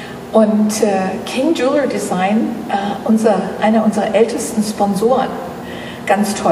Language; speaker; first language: German; native; German